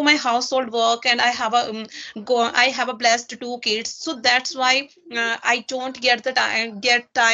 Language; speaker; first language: English; non-native, learner; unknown